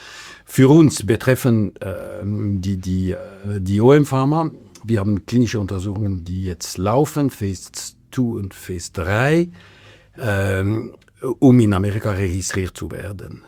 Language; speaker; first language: German; non-native, local second language; French